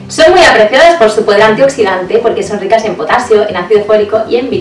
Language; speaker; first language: Spanish; native; Spanish